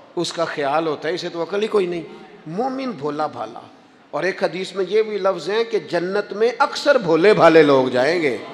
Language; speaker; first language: Urdu; non-native, local second language; Punjabi